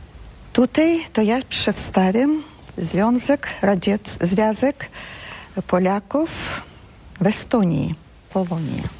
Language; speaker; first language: Polish; early bilingual, heritage; Polish